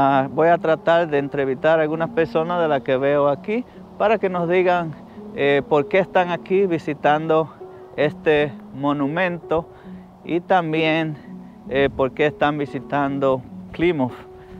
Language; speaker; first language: Spanish; native; Spanish